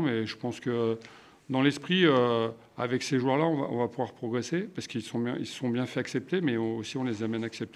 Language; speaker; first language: French; native; French